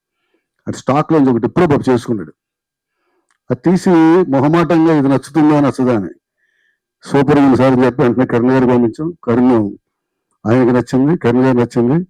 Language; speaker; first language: Telugu; native; Telugu